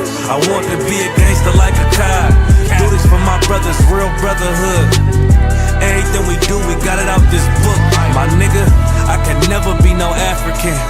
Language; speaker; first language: English; native; English